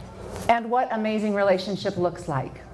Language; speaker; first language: English; native; English